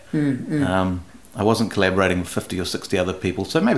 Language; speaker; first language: English; non-native, local second language; Greek